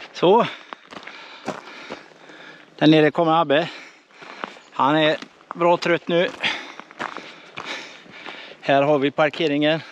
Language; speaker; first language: Swedish; native; Swedish